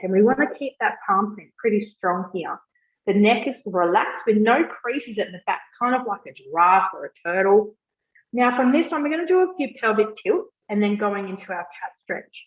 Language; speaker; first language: English; native; English